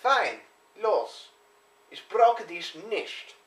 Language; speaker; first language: German; non-native, learner; English